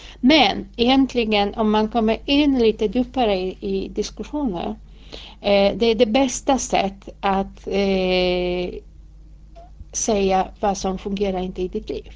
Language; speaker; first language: Swedish; non-native, fluent; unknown